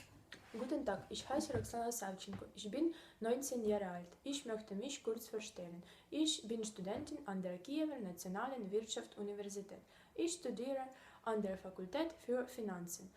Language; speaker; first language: German; non-native, learner; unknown